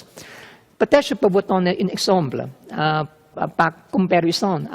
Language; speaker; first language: French; non-native, fluent; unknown